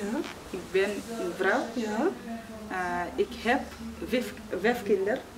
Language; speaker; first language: Dutch; non-native, learner; Fula